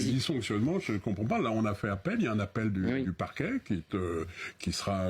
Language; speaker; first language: French; native; French